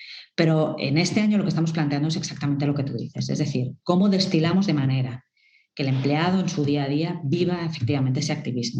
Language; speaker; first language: Spanish; native; Spanish